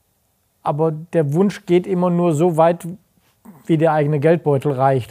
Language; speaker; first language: German; native; German